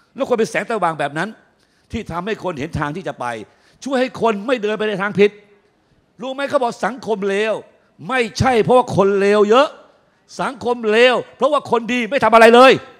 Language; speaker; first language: Thai; native; Thai